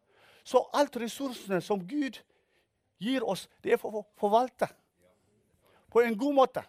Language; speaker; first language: Norwegian; non-native, fluent; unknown